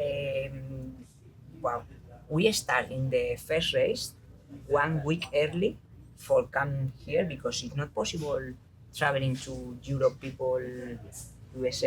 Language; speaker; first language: English; non-native, learner; Spanish